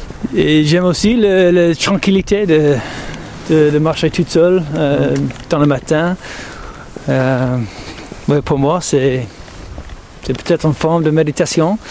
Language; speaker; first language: French; non-native, fluent; English